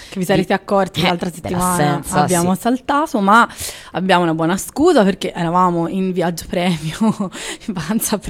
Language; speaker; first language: Italian; native; Italian